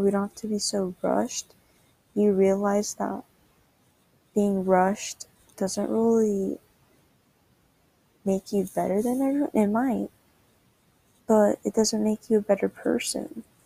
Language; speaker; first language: English; native; English